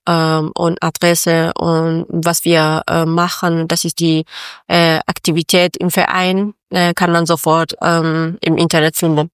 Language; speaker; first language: German; non-native, learner; Persian